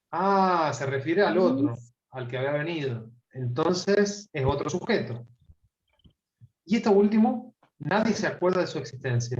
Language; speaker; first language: Spanish; native; Spanish